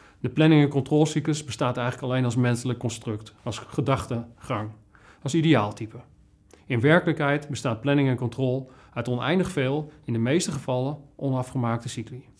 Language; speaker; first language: Dutch; native; Dutch